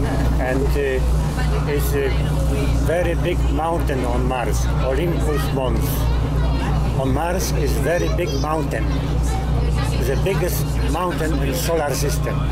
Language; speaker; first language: English; non-native, learner; Polish